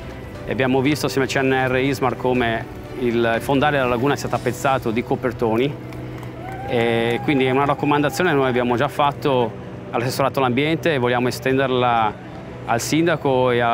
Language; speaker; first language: Italian; native; Italian